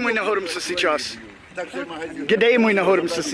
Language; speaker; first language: Russian; non-native, learner; English